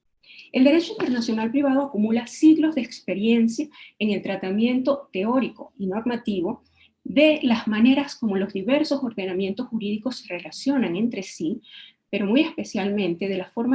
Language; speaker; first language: Spanish; native; Spanish